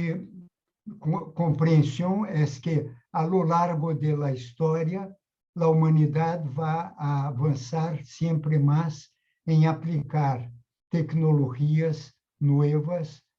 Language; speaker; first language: Spanish; non-native, fluent; Portuguese